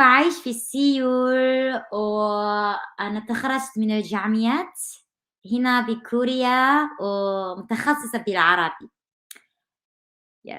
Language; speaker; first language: Arabic; non-native, fluent; Korean